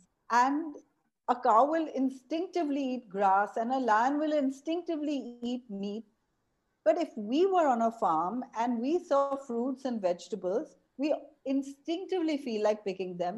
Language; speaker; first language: English; non-native, local second language; Hindi